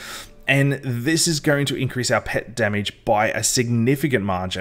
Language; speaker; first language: English; native; English